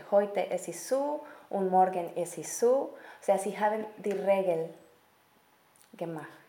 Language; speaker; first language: German; non-native, learner; Spanish